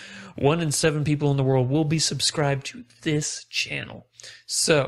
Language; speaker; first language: English; native; English